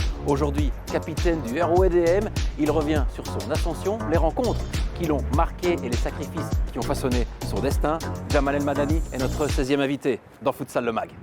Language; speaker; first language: French; native; French